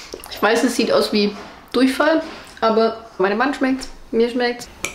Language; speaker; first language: German; native; German